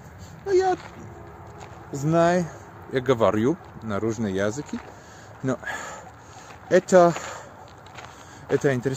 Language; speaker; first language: Russian; non-native, learner; Polish